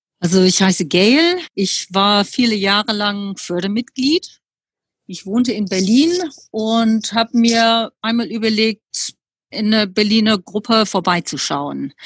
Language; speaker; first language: German; non-native, fluent; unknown